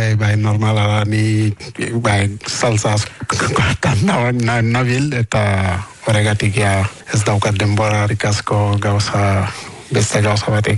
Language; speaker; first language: Basque; non-native, learner; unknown